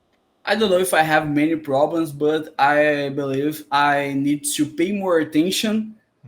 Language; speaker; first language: English; non-native, learner; Portuguese